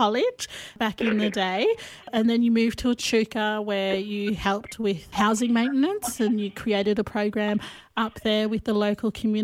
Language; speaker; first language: English; native; English